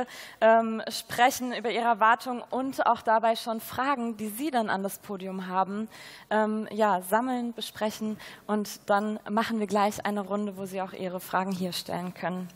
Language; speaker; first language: German; native; German